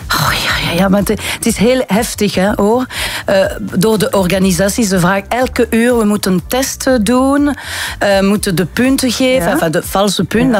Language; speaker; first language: Dutch; non-native, local second language; French